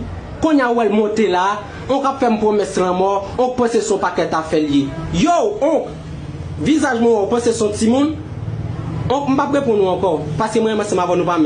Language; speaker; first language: Haitian Creole; native; Haitian Creole